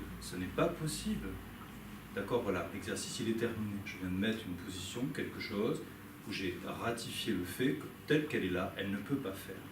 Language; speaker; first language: French; native; French